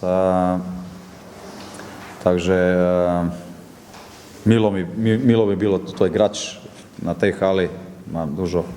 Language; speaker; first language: Polish; non-native, learner; Serbian